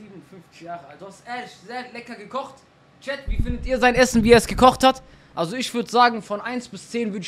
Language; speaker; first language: German; early bilingual, other home language; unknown